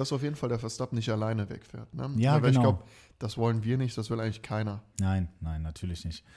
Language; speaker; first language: German; native; German